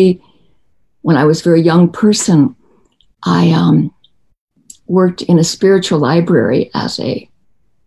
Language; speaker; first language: English; native; English